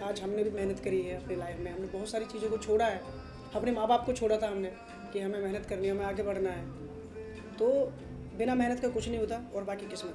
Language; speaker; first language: Hindi; native; Hindi